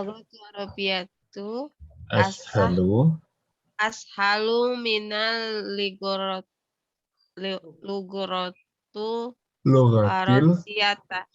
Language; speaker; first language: Arabic; non-native, learner; Indonesian